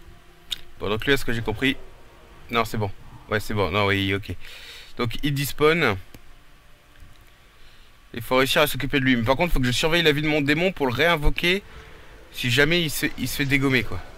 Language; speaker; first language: French; native; French